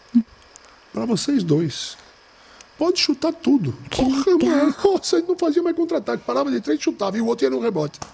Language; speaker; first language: Portuguese; native; Portuguese